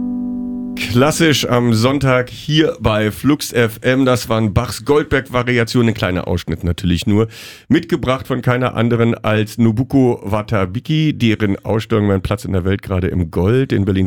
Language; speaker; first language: German; native; German